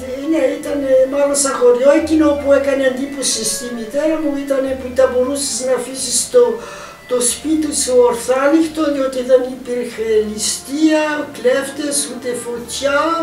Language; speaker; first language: Greek; early bilingual, heritage; Greek